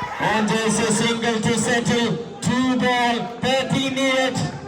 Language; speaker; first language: English; non-native, local second language; Malayalam